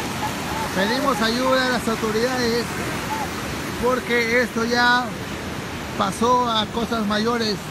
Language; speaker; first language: Spanish; native; Spanish